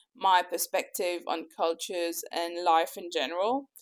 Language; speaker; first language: English; early bilingual, other home language; French